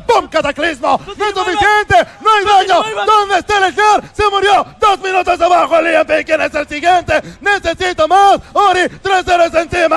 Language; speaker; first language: Spanish; native; Spanish